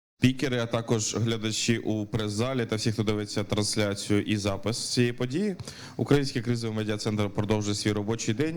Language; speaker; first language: Ukrainian; native; Ukrainian